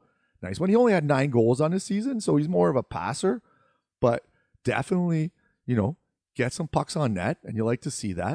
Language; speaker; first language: English; native; English